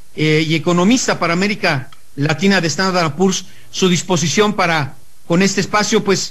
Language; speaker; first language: Spanish; native; Spanish